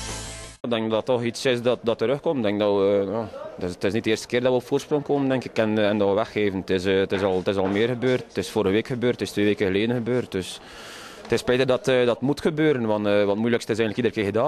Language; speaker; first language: Dutch; native; Dutch